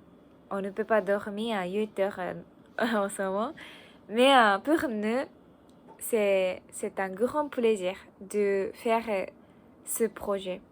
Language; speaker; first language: French; non-native, learner; Japanese